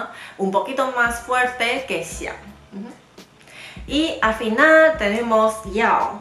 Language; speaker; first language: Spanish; non-native, fluent; Chinese